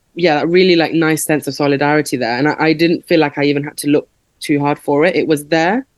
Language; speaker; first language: English; native; English